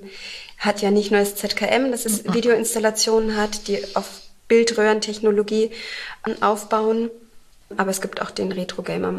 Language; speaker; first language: German; native; German